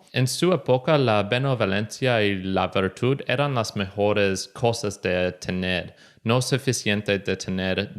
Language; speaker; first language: Spanish; non-native, fluent; English